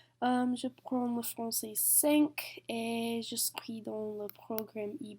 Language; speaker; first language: French; non-native, learner; English